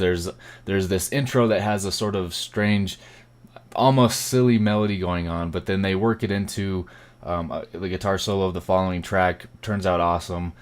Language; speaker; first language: English; native; English